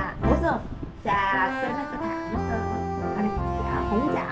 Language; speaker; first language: Chinese; non-native, fluent; Vietnamese